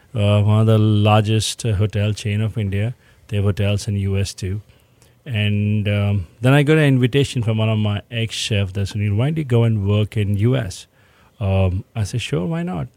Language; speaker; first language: English; non-native, local second language; Hindi